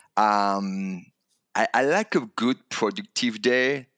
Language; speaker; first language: English; non-native, fluent; French